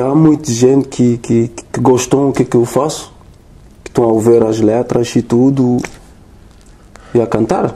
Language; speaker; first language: Portuguese; non-native, learner; French